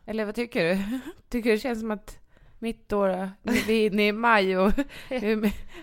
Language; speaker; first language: Swedish; native; Swedish